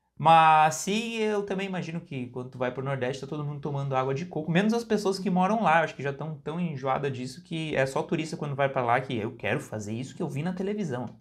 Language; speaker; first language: Portuguese; native; Portuguese